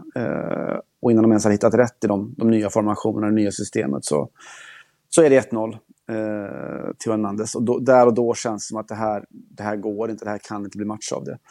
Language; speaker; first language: Swedish; native; Swedish